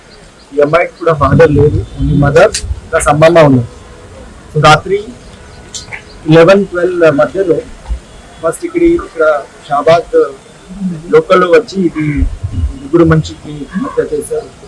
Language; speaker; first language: Telugu; non-native, local second language; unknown